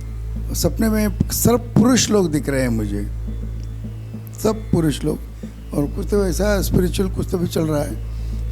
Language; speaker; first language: Hindi; non-native, local second language; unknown